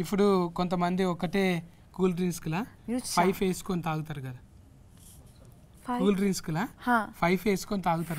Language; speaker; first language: Telugu; native; Telugu